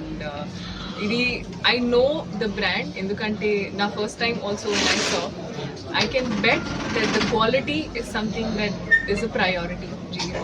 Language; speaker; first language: Telugu; non-native, learner; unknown